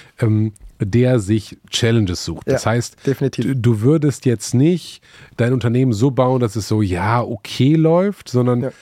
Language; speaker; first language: German; native; German